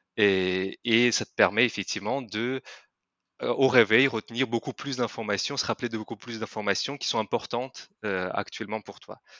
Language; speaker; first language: French; non-native, fluent; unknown